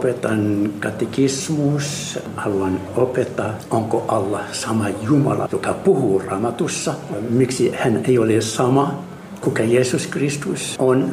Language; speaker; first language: Finnish; non-native, fluent; Arabic